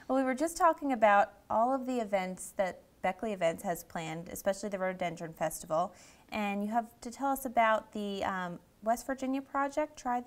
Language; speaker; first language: English; native; English